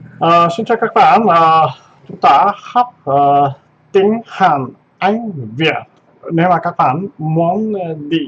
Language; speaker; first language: Vietnamese; non-native, learner; Korean